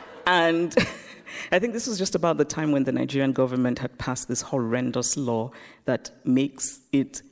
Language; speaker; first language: English; non-native, local second language; Igbo